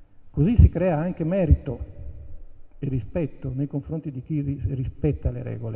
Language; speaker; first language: Italian; native; Italian